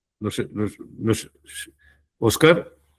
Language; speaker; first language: Spanish; native; Spanish